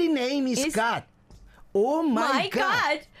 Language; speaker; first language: English; non-native, learner; Korean